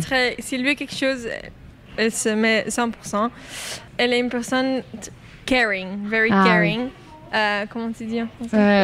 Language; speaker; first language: French; non-native, local second language; Dutch